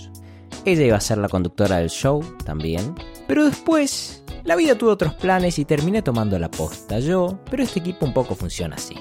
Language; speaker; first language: Spanish; native; Spanish